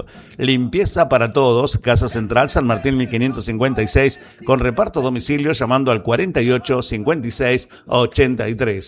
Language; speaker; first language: Spanish; native; Spanish